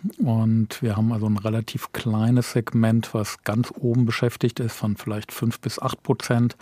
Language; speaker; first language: German; native; German